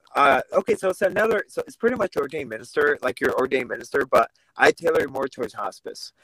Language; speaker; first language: English; early bilingual, other home language; Russian